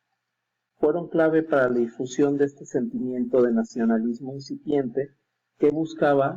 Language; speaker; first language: Spanish; native; Spanish